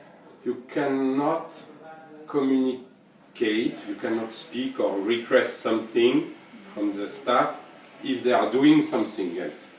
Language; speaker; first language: English; non-native, learner; French